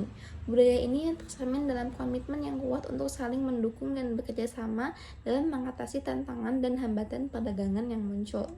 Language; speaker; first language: Indonesian; native; Indonesian